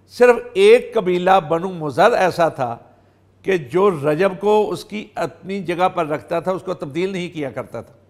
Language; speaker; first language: Urdu; non-native, local second language; Punjabi